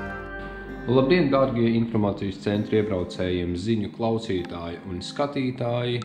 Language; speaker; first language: Latvian; native; Latvian